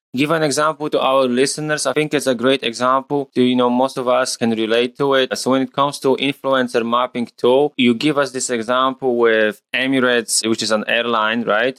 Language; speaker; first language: English; non-native, fluent; Polish